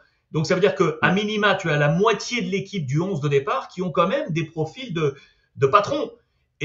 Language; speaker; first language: French; native; French